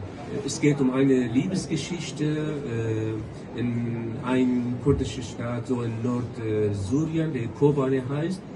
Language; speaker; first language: German; non-native, local second language; Kurdish